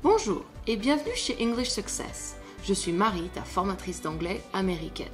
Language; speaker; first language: French; non-native, fluent; English